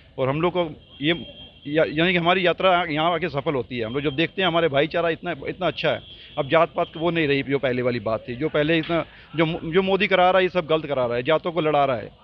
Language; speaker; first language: Hindi; non-native, local second language; Punjabi